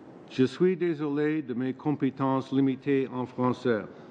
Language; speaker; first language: French; non-native, learner; English